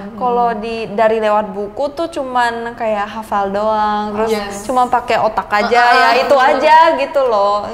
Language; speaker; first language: Indonesian; early bilingual, other home language; Korean